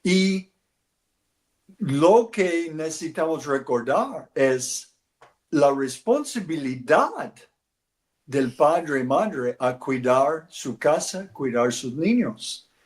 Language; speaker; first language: Spanish; non-native, learner; English